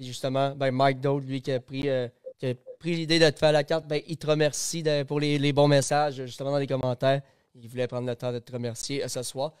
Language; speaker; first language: French; native; French